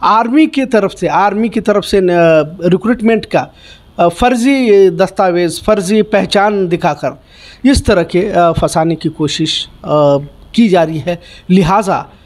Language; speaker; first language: Hindi; non-native, local second language; Urdu